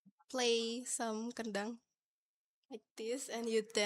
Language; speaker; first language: English; non-native, learner; Indonesian